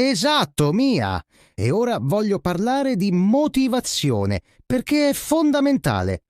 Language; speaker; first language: Italian; non-native, fluent; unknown